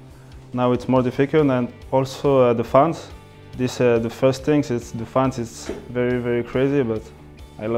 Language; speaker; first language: English; non-native, learner; French